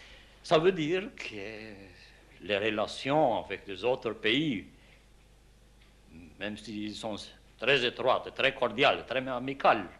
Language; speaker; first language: French; non-native, fluent; Albanian